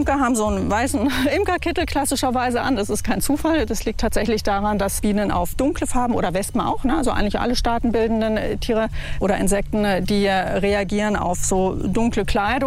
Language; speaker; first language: German; native; German